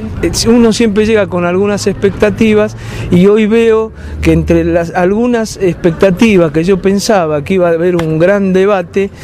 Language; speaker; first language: Spanish; native; Spanish